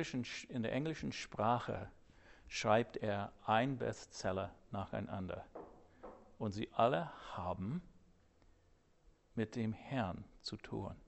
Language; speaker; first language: German; non-native, fluent; English